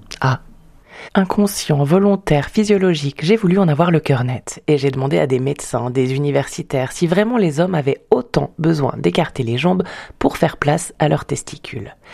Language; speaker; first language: French; native; French